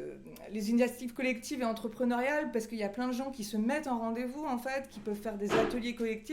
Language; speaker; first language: French; native; French